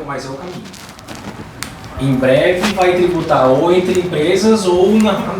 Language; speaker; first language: Portuguese; native; Portuguese